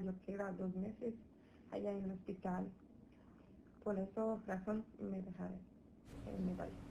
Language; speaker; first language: Spanish; non-native, learner; Haitian Creole